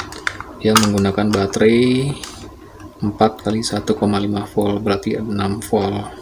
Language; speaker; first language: Indonesian; native; Indonesian